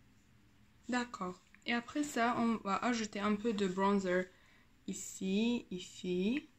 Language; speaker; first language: French; non-native, learner; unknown